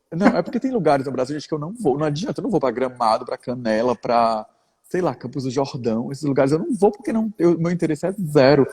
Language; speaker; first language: Portuguese; native; Portuguese